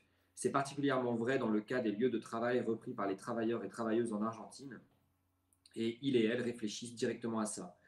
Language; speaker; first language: French; native; French